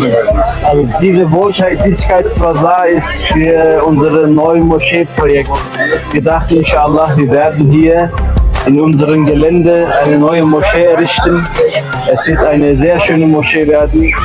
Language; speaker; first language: German; early bilingual, other home language; Turkish